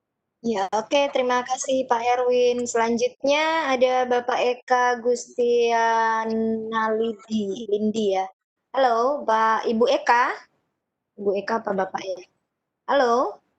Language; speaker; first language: Indonesian; native; Indonesian